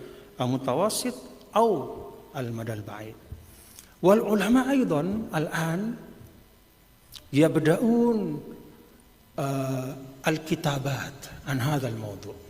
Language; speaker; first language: Arabic; non-native, fluent; Indonesian